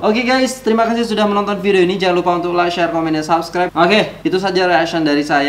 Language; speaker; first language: Indonesian; native; Indonesian